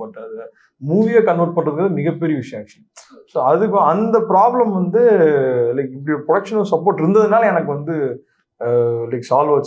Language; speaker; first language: Tamil; native; Tamil